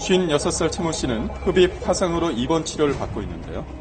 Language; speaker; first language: Korean; native; Korean